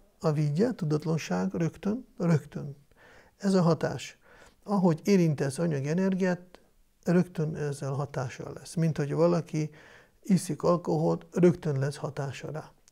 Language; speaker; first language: Hungarian; non-native, fluent; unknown